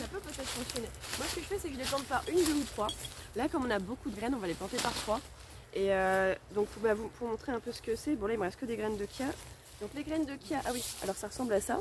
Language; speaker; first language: French; native; French